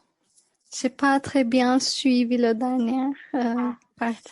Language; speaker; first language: French; non-native, fluent; Turkish